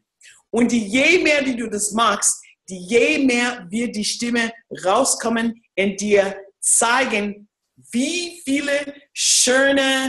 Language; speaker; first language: German; non-native, fluent; English